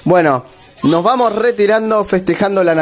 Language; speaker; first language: Spanish; native; Spanish